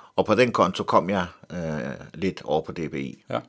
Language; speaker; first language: Danish; native; Danish